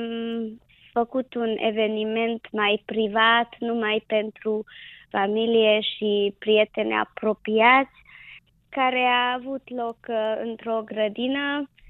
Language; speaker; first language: Romanian; non-native, local second language; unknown